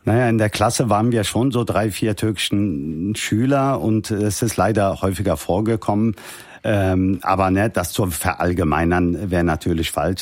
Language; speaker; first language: German; early bilingual, heritage; Turkish